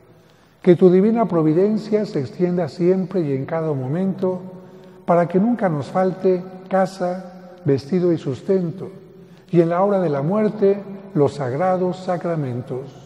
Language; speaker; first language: Spanish; native; Spanish